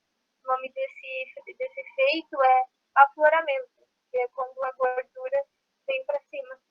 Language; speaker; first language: Portuguese; native; Portuguese